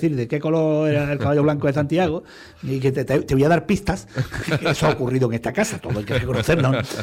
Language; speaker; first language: Spanish; native; Spanish